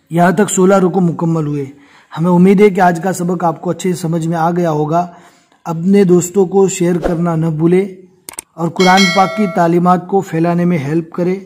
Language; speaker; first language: Urdu; native; Urdu